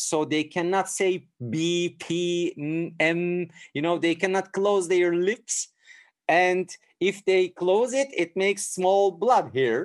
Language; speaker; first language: English; non-native, fluent; Turkish